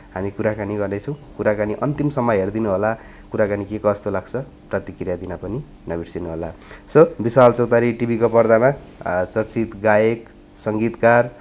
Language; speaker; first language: Nepali; native; Nepali